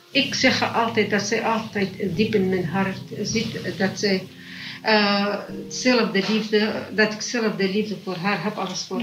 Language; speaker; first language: Dutch; non-native, learner; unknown